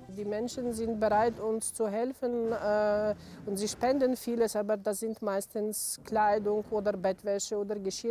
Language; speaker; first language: German; non-native, fluent; Ukrainian